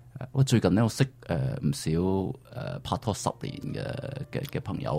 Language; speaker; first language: Cantonese; early bilingual, other home language; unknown